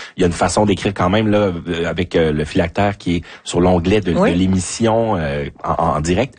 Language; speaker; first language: French; native; French